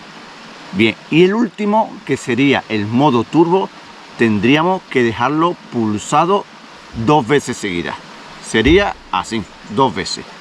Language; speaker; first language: Spanish; native; Spanish